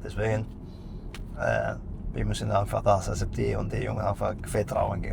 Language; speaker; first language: German; non-native, fluent; Spanish